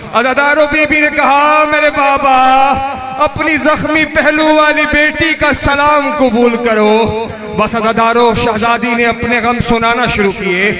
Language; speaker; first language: Urdu; non-native, local second language; Punjabi